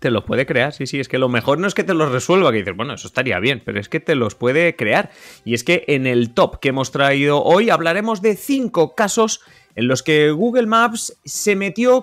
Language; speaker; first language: Spanish; native; Spanish